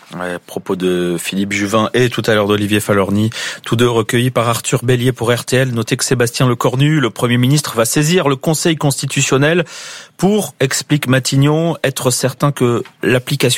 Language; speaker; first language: French; native; French